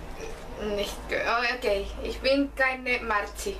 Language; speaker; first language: German; non-native, learner; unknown